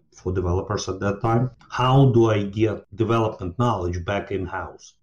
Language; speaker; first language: English; non-native, fluent; Ukrainian